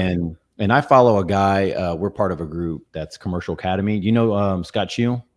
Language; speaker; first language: English; native; English